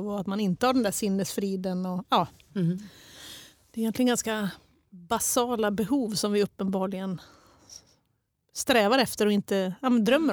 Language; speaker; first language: Swedish; native; Swedish